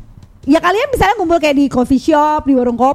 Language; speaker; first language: Indonesian; native; Indonesian